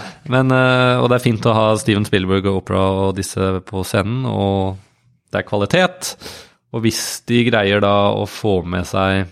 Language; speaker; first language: Norwegian; native; Norwegian